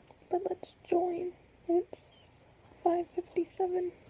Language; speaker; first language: English; native; English